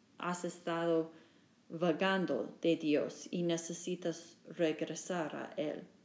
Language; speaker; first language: Spanish; non-native, learner; English